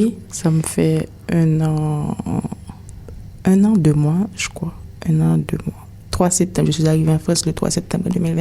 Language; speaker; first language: French; non-native, local second language; Haitian Creole